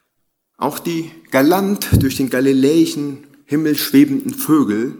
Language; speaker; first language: German; native; German